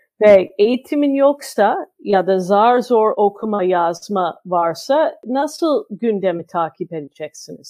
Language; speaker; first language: Turkish; non-native, fluent; English